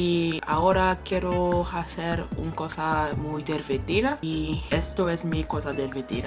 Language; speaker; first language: Spanish; non-native, learner; English